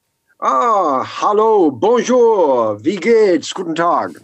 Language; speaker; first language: German; non-native, learner; English